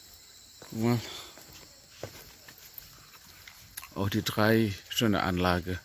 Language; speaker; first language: German; non-native, learner; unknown